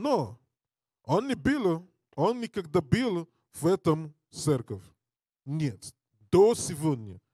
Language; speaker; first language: Russian; non-native, learner; English